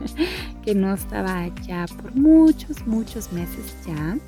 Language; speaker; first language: Spanish; non-native, fluent; German